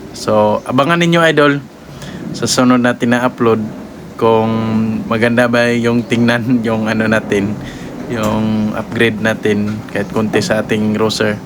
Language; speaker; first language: Filipino; non-native, local second language; Cebuano